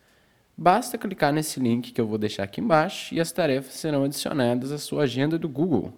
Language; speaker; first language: Portuguese; native; Portuguese